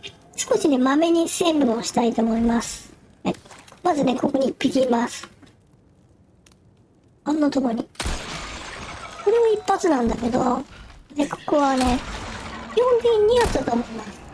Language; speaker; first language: Japanese; native; Japanese